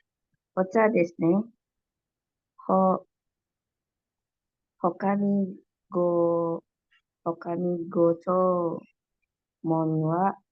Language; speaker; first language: Japanese; non-native, learner; Indonesian